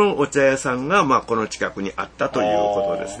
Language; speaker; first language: Japanese; native; Japanese